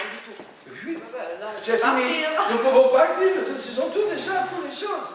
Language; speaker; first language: French; non-native, fluent; Portuguese